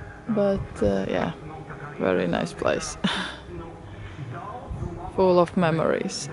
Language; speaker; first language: English; non-native, fluent; Latvian